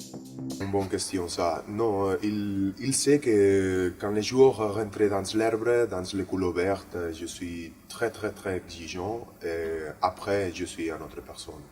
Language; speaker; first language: French; non-native, learner; Spanish